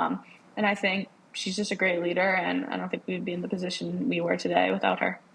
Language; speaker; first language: English; native; English